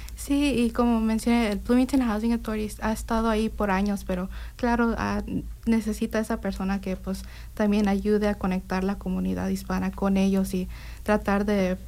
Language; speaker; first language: Spanish; early bilingual, heritage; Spanish